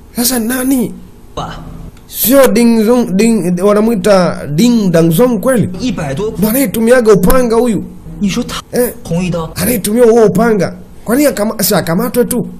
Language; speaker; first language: Swahili; native; Swahili